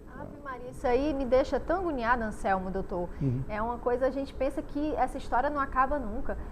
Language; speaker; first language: Portuguese; native; Portuguese